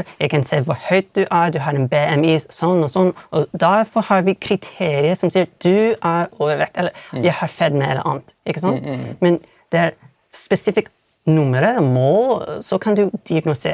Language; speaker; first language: Swedish; non-native, fluent; English